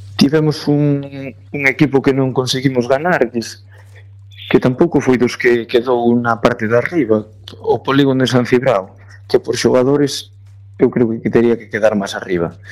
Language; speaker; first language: Galician; native; Galician